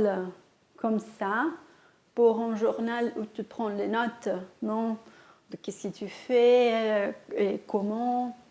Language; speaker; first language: French; non-native, fluent; Portuguese